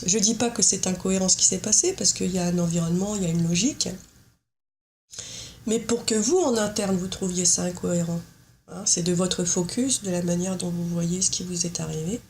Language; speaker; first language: French; native; French